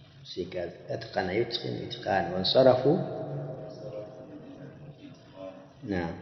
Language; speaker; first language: Arabic; non-native, fluent; Swahili